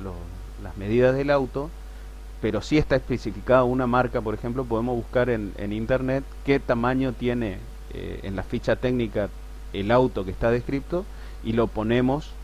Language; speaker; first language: Spanish; native; Spanish